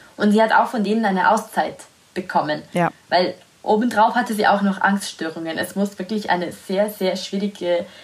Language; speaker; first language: German; non-native, fluent; Italian